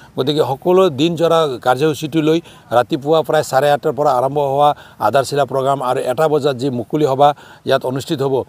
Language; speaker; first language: Assamese; non-native, local second language; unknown